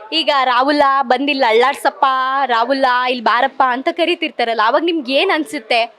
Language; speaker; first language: Kannada; native; Kannada